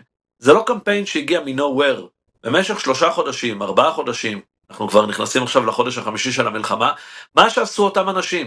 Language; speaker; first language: Hebrew; native; Hebrew